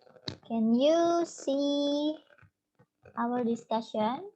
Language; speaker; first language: English; non-native, fluent; Indonesian